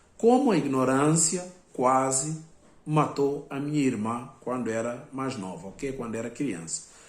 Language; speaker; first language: Portuguese; non-native, local second language; Upper Guinea Crioulo